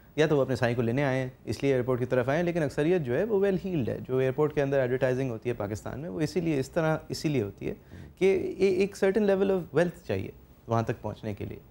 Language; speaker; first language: Urdu; native; Urdu